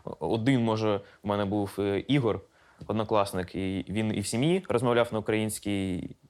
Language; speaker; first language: Ukrainian; non-native, local second language; Russian